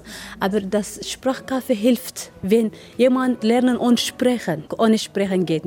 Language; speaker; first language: German; non-native, learner; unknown